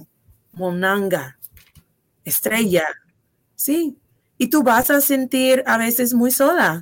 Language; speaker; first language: Spanish; non-native, fluent; English